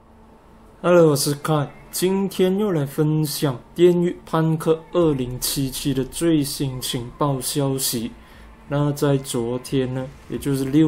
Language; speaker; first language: Chinese; native; Chinese